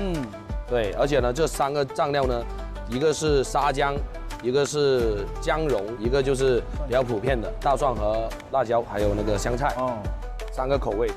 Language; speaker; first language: Chinese; non-native, local second language; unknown